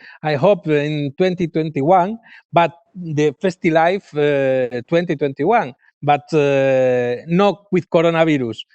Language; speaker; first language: English; non-native, learner; Galician